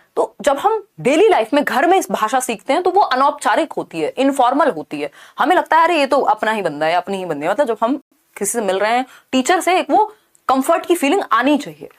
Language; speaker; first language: Hindi; native; Hindi